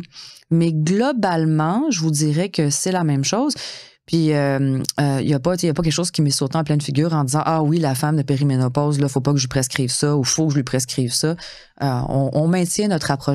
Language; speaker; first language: French; native; French